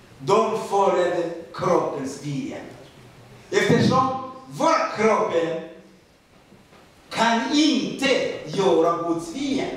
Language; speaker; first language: Swedish; non-native, fluent; Rundi